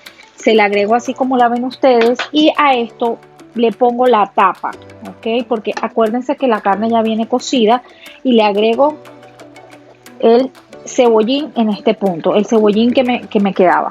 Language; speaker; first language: Spanish; native; Spanish